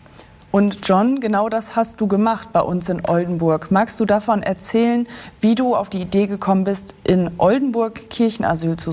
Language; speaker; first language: German; native; German